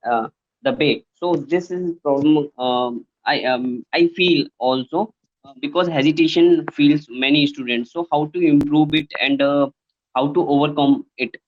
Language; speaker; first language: English; non-native, learner; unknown